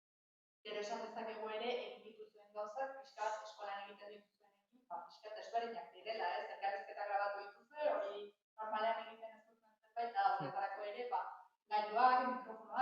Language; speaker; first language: Basque; native; Basque